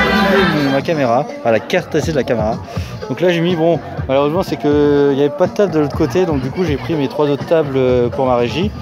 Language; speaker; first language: French; native; French